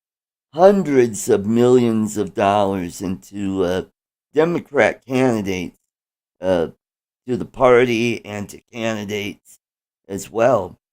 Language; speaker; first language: English; native; English